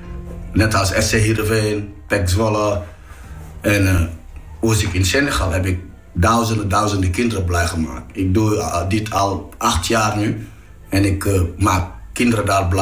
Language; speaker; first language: Dutch; non-native, fluent; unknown